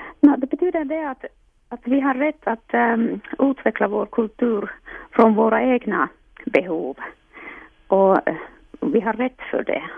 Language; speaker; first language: Swedish; non-native, local second language; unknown